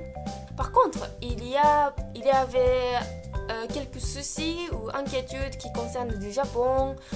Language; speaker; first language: French; non-native, fluent; Japanese